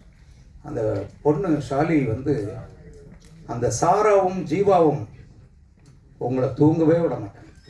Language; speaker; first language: Tamil; native; Tamil